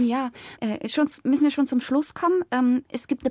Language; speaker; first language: German; native; German